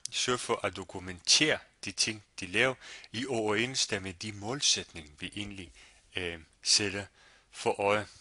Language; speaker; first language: Danish; non-native, fluent; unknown